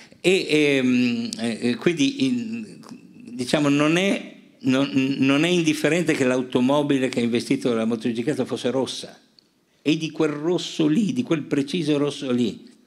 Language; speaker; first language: Italian; native; Italian